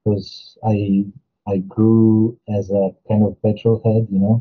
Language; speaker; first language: English; non-native, fluent; Italian